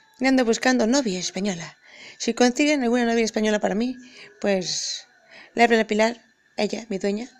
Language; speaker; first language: Spanish; native; Spanish